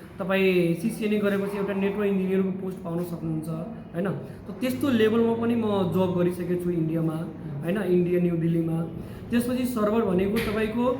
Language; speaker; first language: Nepali; non-native, local second language; Bhojpuri